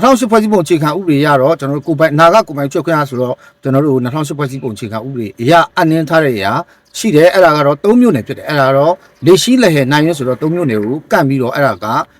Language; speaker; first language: Burmese; non-native, local second language; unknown